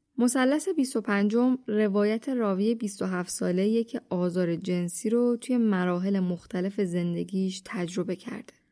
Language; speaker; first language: Persian; native; Persian